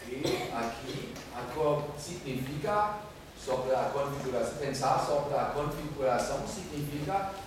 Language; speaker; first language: Portuguese; non-native, fluent; German